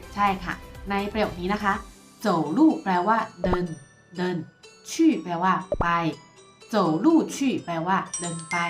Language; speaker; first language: Thai; non-native, fluent; Chinese